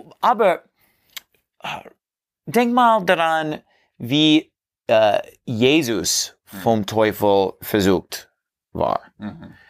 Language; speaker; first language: German; non-native, learner; English